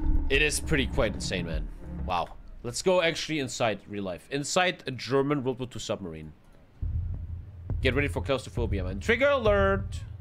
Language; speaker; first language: English; non-native, fluent; German